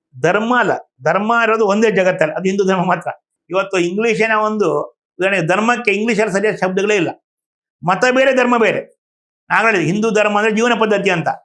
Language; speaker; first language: Kannada; native; Kannada